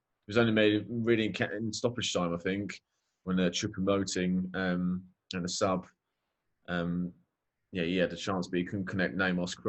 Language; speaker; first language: English; native; English